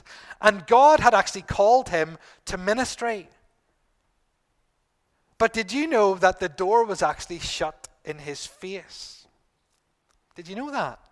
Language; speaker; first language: English; native; English